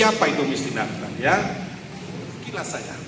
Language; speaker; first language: Indonesian; native; Indonesian